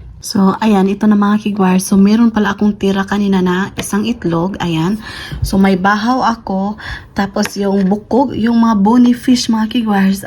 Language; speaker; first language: Filipino; non-native, local second language; Cebuano